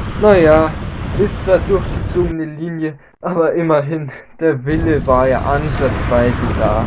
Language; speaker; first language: German; native; German